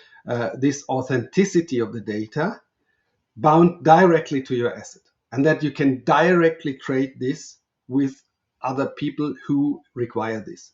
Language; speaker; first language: English; non-native, fluent; German